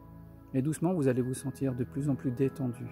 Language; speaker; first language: French; native; French